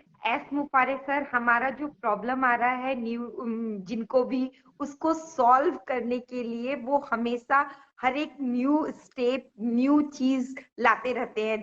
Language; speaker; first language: Hindi; native; Hindi